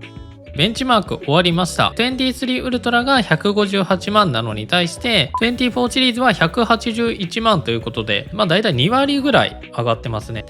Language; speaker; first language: Japanese; native; Japanese